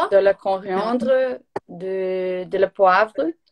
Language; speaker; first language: French; non-native, learner; Portuguese